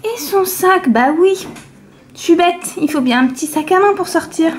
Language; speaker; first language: French; native; French